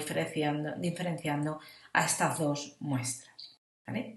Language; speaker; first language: Spanish; native; Spanish